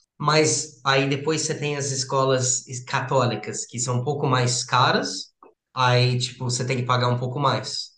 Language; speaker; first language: Portuguese; non-native, fluent; English